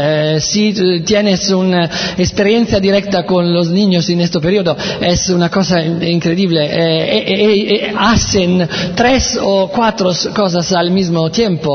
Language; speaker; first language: Spanish; non-native, learner; Italian